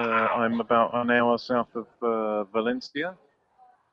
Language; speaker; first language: English; native; English